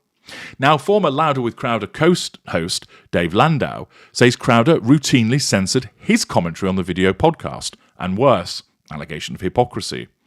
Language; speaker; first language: English; native; English